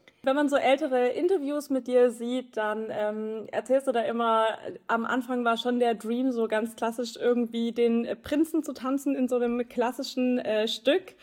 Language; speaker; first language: German; native; German